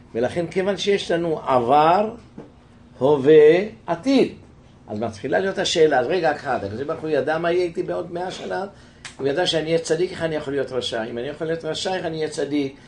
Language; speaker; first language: Hebrew; native; Hebrew